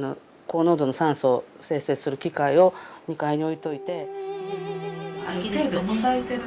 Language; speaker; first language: Japanese; native; Japanese